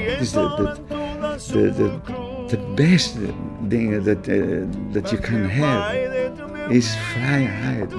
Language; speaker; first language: Dutch; non-native, fluent; Portuguese